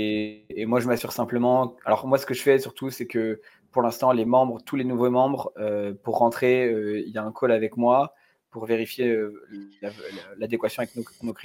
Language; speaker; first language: French; native; French